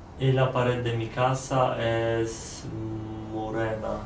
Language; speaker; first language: Spanish; non-native, learner; Polish